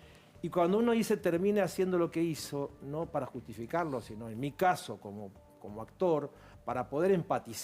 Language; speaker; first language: Spanish; native; Spanish